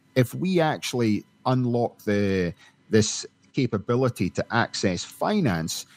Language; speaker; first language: English; native; English